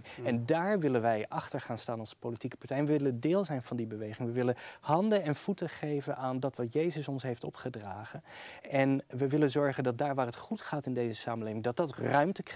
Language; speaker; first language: Dutch; native; Dutch